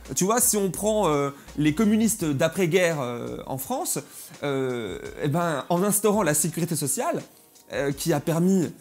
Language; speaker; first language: French; native; French